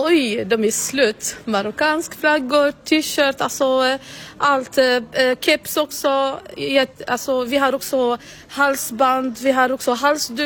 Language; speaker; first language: Swedish; non-native, learner; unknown